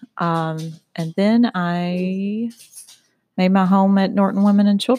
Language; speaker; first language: English; native; English